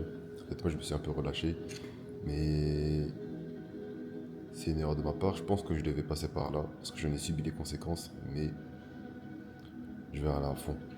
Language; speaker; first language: French; native; French